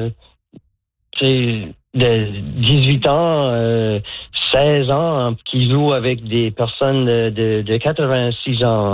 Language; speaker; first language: French; native; French